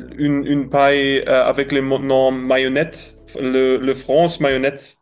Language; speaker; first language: French; non-native, learner; German